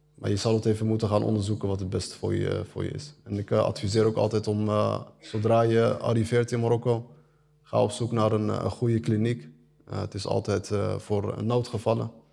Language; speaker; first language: Dutch; early bilingual, other home language; Arabic